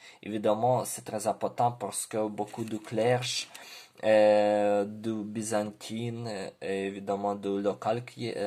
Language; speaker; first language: French; non-native, learner; Ukrainian